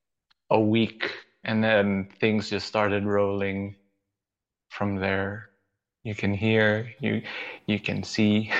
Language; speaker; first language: English; non-native, local second language; Filipino